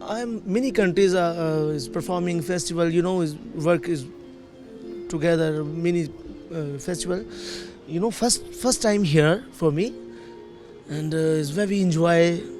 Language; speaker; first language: English; non-native, learner; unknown